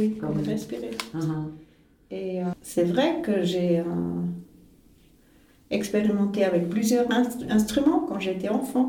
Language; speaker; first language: French; non-native, fluent; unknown